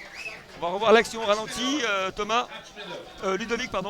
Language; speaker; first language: French; native; French